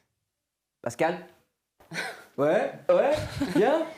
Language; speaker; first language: French; native; French